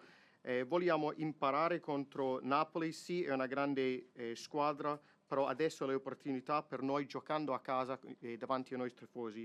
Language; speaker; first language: Italian; non-native, fluent; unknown